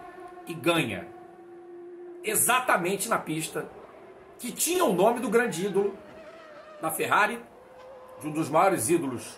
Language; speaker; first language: Portuguese; native; Portuguese